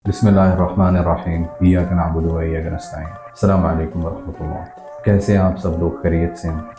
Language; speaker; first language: Urdu; native; Urdu